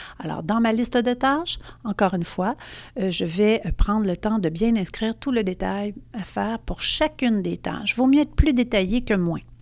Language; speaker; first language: French; native; French